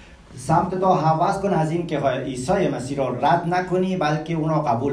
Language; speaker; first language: Persian; early bilingual, heritage; Persian